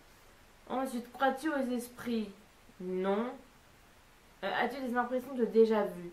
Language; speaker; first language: French; native; French